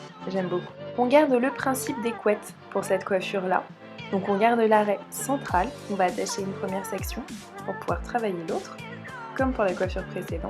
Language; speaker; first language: French; native; French